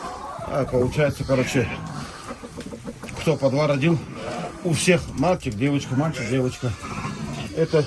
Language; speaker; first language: Russian; native; Russian